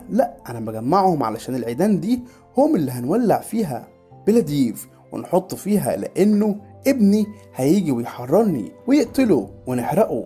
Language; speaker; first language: Arabic; native; Arabic